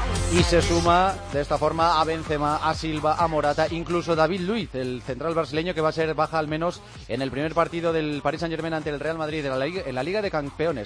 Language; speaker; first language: Spanish; native; Spanish